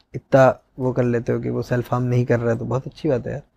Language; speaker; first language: Hindi; non-native, local second language; Odia